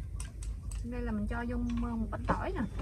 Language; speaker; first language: Vietnamese; native; Vietnamese